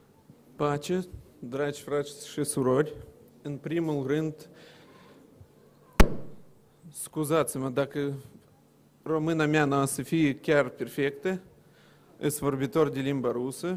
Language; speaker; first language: Romanian; non-native, local second language; Russian